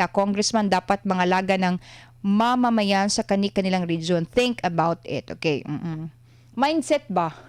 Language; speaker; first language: Filipino; non-native, local second language; Cebuano